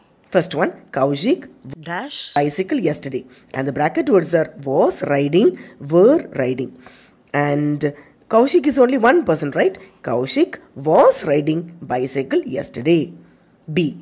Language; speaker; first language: English; non-native, local second language; Tamil